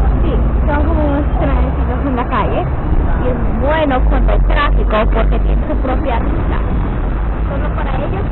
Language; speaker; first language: Spanish; early bilingual, heritage; English